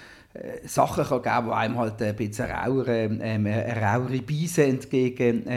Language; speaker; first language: German; native; German